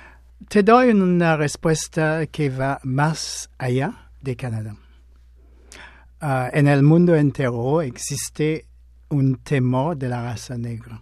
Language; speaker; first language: Spanish; non-native, fluent; English